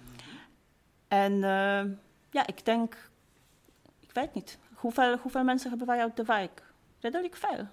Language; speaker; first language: Dutch; non-native, fluent; Polish